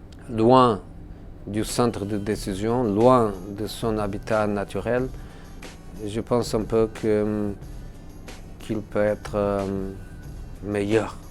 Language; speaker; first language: French; non-native, fluent; Portuguese